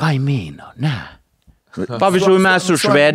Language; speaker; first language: Lithuanian; non-native, fluent; Finnish